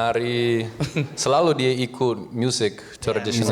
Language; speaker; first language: Indonesian; non-native, learner; English